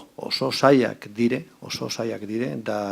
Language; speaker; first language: Basque; non-native, local second language; Spanish